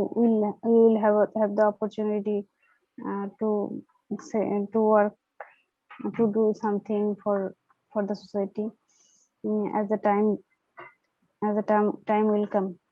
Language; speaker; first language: English; non-native, learner; Bangla